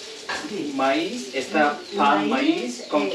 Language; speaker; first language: Spanish; non-native, learner; Turkish